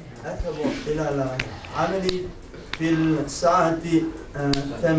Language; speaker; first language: Arabic; non-native, learner; Bosnian